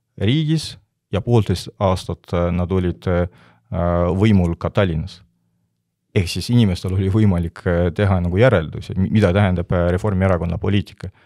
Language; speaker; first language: Estonian; non-native, local second language; Russian